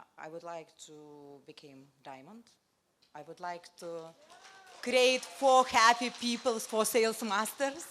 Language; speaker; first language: English; non-native, learner; Lithuanian